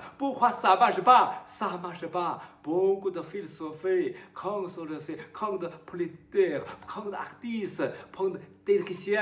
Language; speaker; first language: French; non-native, learner; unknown